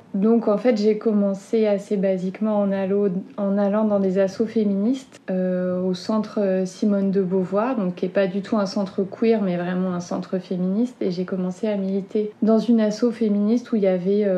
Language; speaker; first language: French; native; French